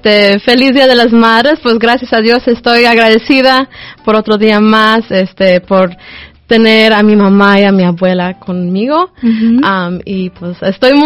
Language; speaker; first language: Spanish; early bilingual, heritage; Spanish